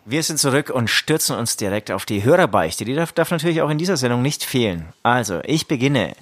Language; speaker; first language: German; early bilingual, other home language; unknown